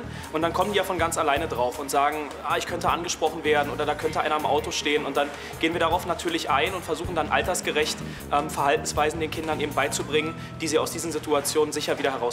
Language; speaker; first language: German; native; German